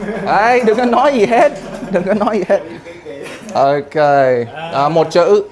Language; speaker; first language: Vietnamese; early bilingual, heritage; Vietnamese